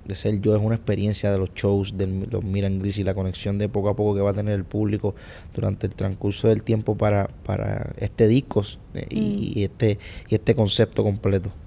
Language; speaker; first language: Spanish; native; Spanish